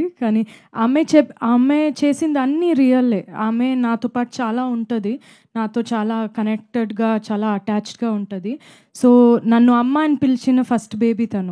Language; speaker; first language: Telugu; non-native, fluent; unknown